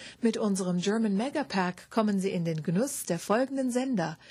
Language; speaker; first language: German; native; German